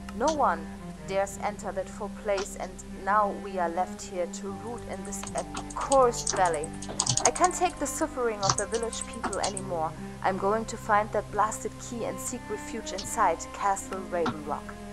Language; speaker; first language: English; non-native, learner; German